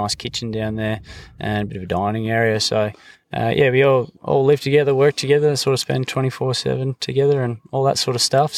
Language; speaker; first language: English; native; English